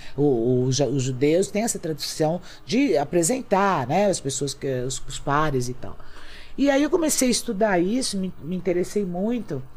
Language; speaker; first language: Portuguese; native; Portuguese